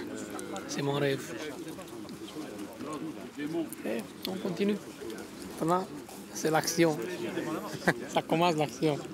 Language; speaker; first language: French; non-native, learner; Romanian